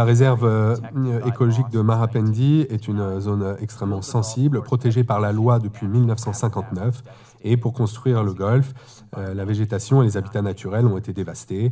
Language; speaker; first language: French; native; French